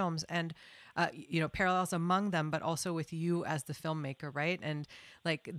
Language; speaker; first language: English; non-native, local second language; Bangla